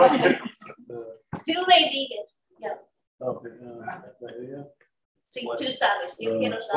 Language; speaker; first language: Spanish; non-native, learner; English